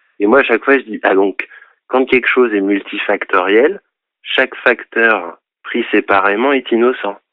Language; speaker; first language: French; native; French